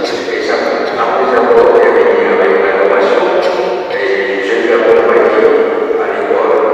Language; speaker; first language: French; non-native, local second language; Morisyen